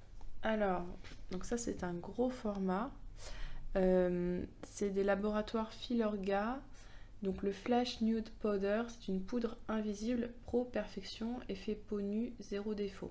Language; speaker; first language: French; native; French